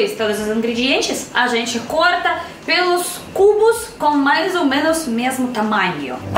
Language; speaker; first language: Portuguese; non-native, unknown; Russian